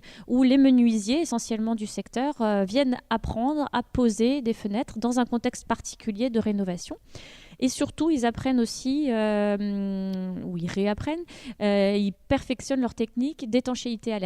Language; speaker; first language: French; native; French